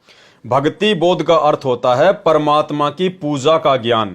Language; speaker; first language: Hindi; native; Hindi